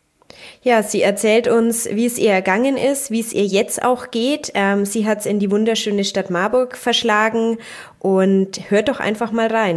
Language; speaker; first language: German; native; German